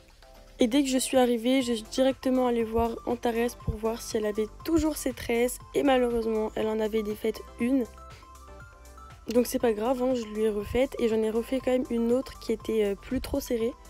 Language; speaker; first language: French; native; French